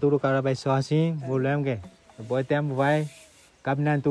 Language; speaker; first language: Portuguese; non-native, learner; Vietnamese